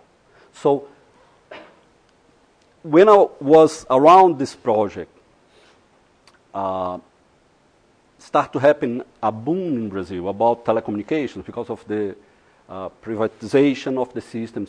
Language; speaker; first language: English; non-native, fluent; Portuguese